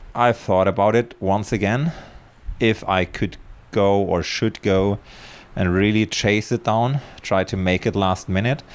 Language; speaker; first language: English; non-native, fluent; German